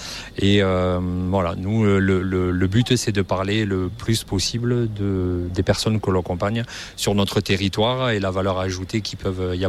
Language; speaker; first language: French; native; French